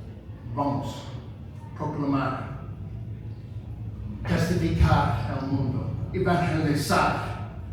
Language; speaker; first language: Spanish; non-native, fluent; English